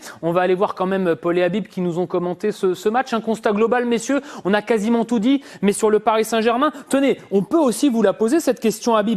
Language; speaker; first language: French; native; French